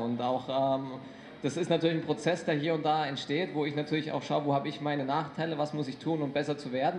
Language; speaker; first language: German; native; German